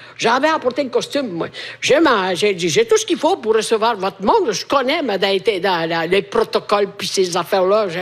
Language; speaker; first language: French; non-native, fluent; Italian